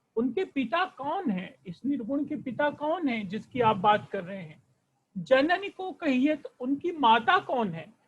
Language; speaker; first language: Hindi; non-native, local second language; Marathi